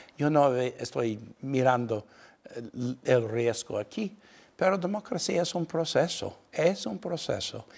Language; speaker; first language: Spanish; non-native, fluent; English